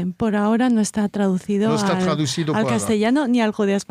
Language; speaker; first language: Spanish; native; Spanish